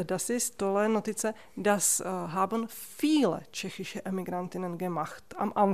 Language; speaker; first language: German; non-native, fluent; Czech